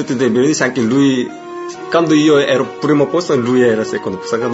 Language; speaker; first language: Italian; non-native, fluent; Korean